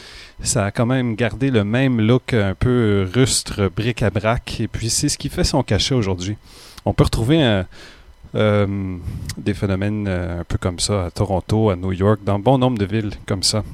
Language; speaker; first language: French; native; French